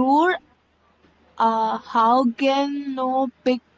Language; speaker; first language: German; non-native, learner; Tamil